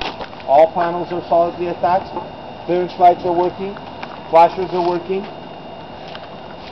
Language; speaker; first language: English; non-native, local second language; French